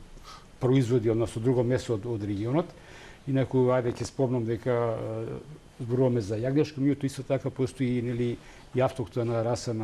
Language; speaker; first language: Macedonian; native; Macedonian